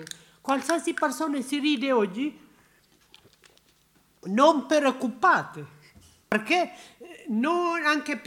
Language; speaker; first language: Italian; non-native, learner; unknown